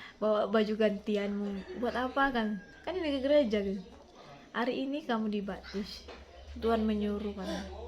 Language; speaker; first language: Indonesian; native; Indonesian